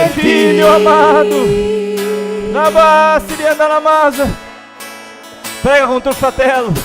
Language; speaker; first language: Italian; non-native, learner; Portuguese